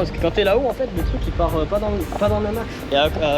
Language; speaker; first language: French; native; French